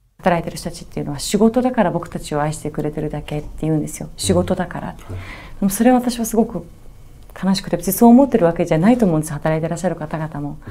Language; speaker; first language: Japanese; early bilingual, other home language; Persian